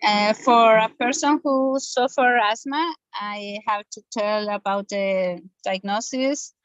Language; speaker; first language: English; non-native, learner; Spanish